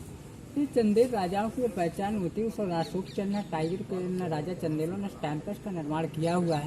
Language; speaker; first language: Hindi; native; Hindi